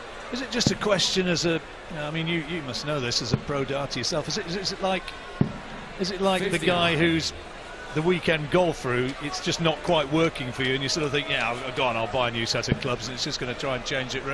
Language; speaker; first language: English; native; English